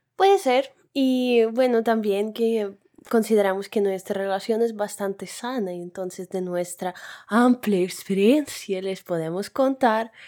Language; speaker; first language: Spanish; non-native, fluent; Russian